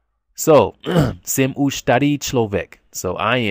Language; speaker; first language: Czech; non-native, learner; English